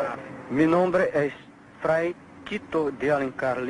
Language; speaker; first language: Spanish; non-native, learner; Portuguese